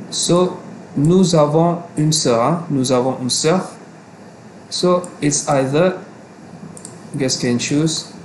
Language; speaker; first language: French; non-native, fluent; Malay